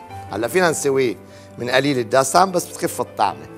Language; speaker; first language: Arabic; native; Arabic